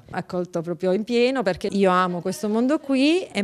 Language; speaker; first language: Italian; non-native, fluent; Albanian